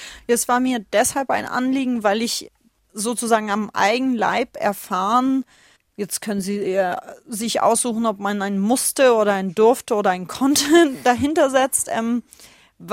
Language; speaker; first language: German; early bilingual, other home language; Russian